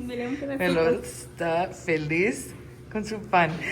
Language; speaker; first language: Spanish; non-native, learner; English